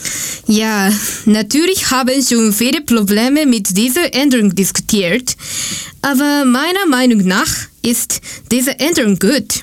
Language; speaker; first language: German; non-native, learner; Japanese